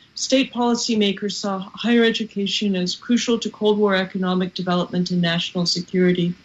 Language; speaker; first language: English; native; English